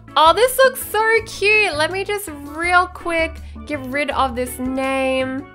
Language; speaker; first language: English; native; English